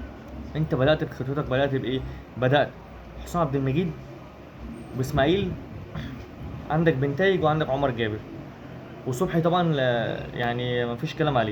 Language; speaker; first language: Arabic; native; Arabic